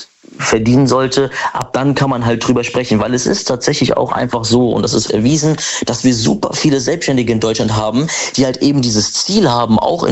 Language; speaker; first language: German; native; German